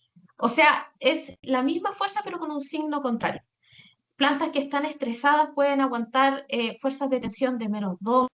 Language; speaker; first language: Spanish; native; Spanish